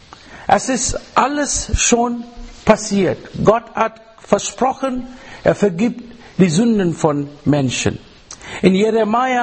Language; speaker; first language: German; non-native, fluent; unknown